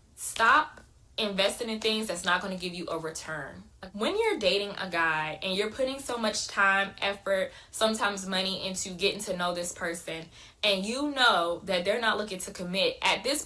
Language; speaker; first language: English; native; English